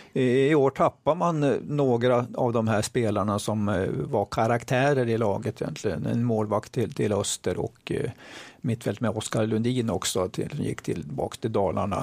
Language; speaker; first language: Swedish; native; Swedish